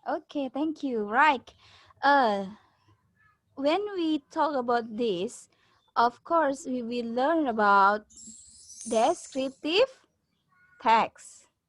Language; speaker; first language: English; non-native, learner; Indonesian